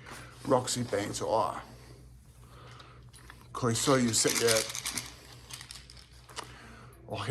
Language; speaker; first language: Cantonese; non-native, learner; English